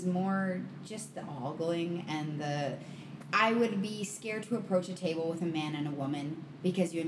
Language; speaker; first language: English; native; English